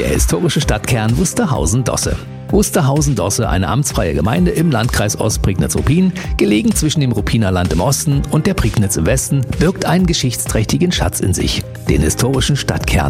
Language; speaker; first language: German; native; German